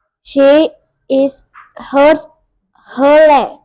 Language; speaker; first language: English; non-native, learner; Vietnamese